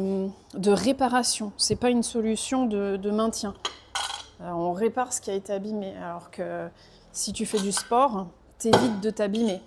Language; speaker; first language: French; native; French